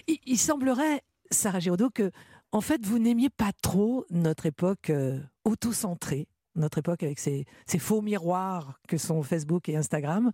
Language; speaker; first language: French; native; French